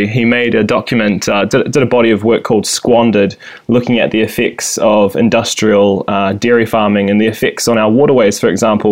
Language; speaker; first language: English; native; English